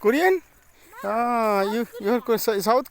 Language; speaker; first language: English; non-native, learner; Bangla